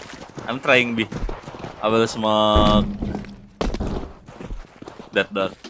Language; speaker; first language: English; non-native, learner; Sundanese